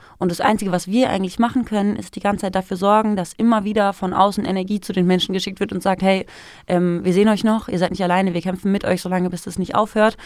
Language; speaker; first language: German; early bilingual, other home language; Persian